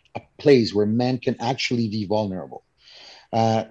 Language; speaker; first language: English; non-native, fluent; Spanish